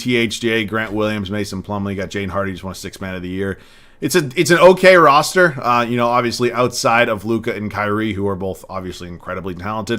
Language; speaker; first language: English; native; English